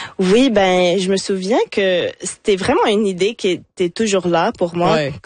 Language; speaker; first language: French; non-native, local second language; English